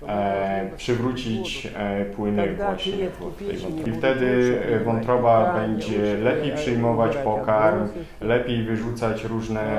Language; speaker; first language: Polish; non-native, fluent; Russian